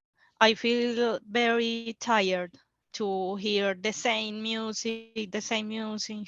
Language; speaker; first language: English; non-native, learner; Spanish